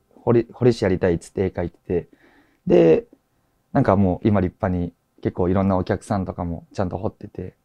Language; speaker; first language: Japanese; native; Japanese